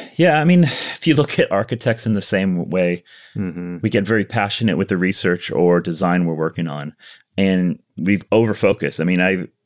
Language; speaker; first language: English; native; English